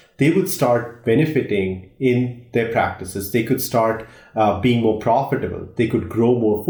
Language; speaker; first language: English; non-native, local second language; Hindi